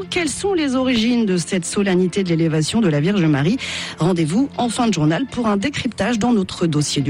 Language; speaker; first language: French; native; French